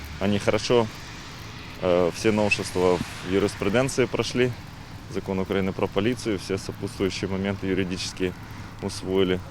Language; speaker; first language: Russian; native; Russian